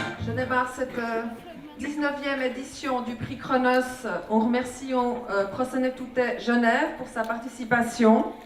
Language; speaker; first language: French; native; French